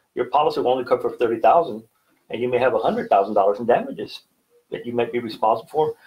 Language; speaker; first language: English; native; English